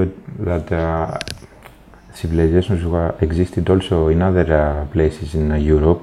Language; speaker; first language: English; non-native, fluent; Greek